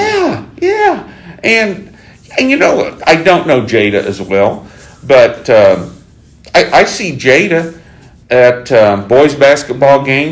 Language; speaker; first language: English; native; English